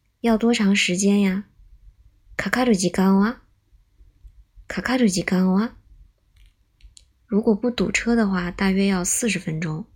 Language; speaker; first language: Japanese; non-native, fluent; Chinese